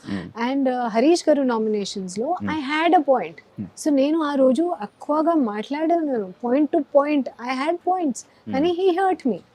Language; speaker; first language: Telugu; non-native, learner; Hindi